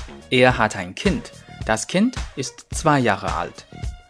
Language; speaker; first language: German; non-native, fluent; Chinese